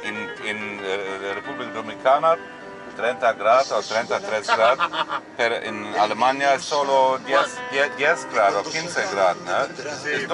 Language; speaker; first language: Spanish; non-native, learner; German